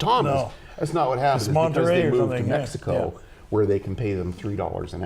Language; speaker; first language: English; native; English